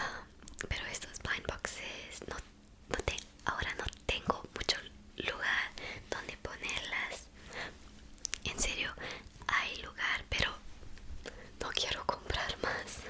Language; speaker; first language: Spanish; non-native, fluent; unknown